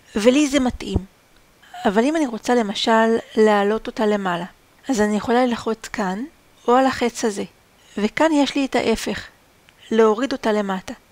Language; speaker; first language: Hebrew; native; Hebrew